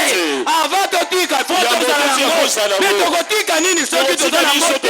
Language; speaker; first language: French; non-native, local second language; Lingala